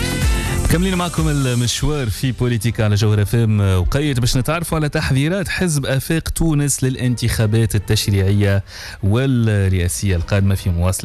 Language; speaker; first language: Arabic; native; Arabic